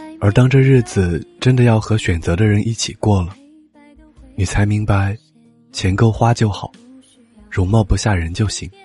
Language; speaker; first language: Chinese; native; Chinese